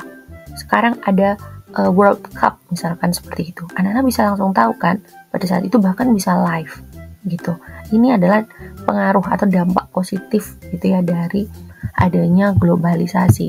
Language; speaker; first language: Indonesian; native; Indonesian